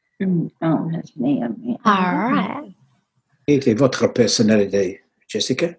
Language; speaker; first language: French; non-native, learner; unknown